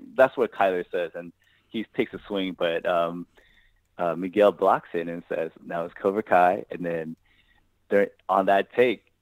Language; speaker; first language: English; native; English